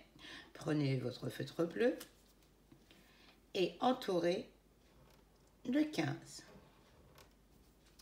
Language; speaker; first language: French; native; French